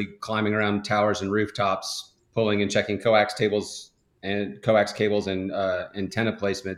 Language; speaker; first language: English; native; English